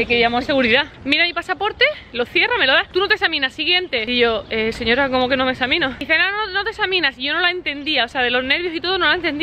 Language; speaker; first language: Spanish; native; Spanish